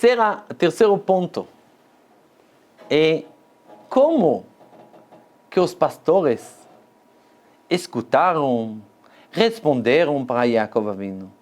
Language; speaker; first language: Portuguese; non-native, fluent; Hebrew